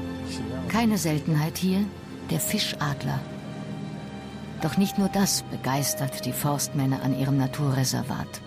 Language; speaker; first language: German; native; German